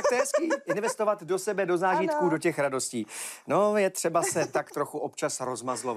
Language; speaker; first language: Czech; native; Czech